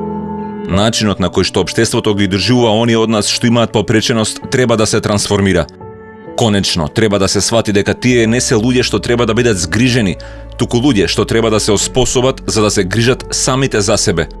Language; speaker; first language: Macedonian; native; Macedonian